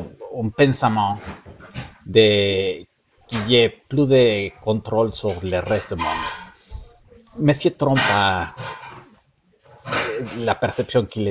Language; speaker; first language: French; non-native, learner; Spanish